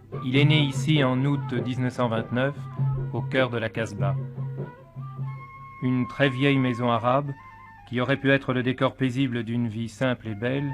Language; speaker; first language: French; native; French